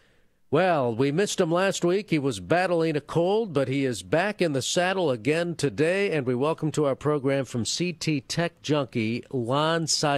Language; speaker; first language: English; native; English